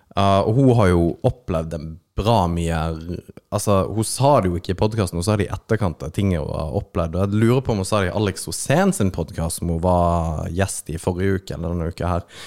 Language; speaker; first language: Norwegian; native; Norwegian